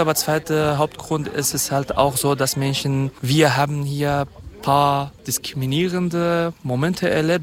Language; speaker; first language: German; non-native, fluent; Kurdish